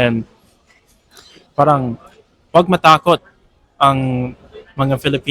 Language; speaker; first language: Filipino; non-native, fluent; English